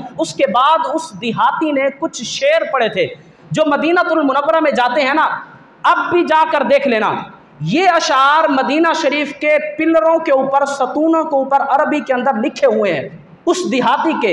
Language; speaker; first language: Urdu; native; Urdu